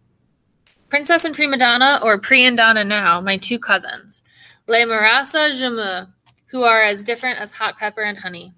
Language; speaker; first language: English; native; English